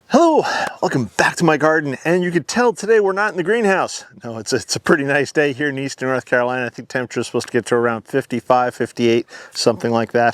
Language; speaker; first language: English; native; English